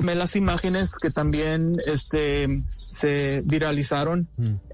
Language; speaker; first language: Spanish; early bilingual, heritage; Spanish